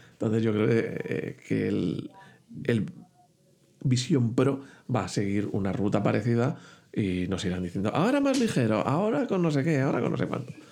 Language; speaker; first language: Spanish; native; Spanish